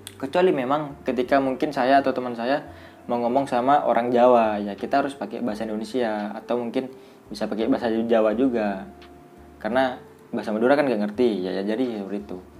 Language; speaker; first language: Indonesian; non-native, local second language; Madurese